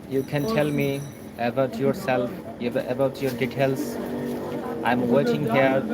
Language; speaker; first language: English; non-native, local second language; Bangla